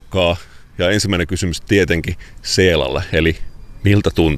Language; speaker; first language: Finnish; native; Finnish